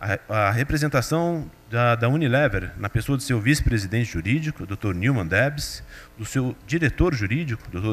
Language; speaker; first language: Portuguese; native; Portuguese